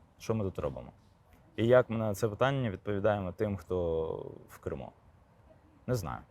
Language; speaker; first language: Ukrainian; non-native, local second language; Crimean Tatar